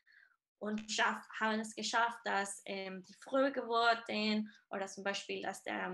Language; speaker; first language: German; non-native, fluent; Spanish